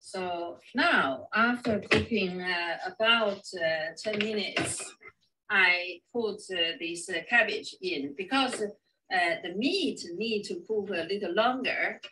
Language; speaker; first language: English; non-native, fluent; Chinese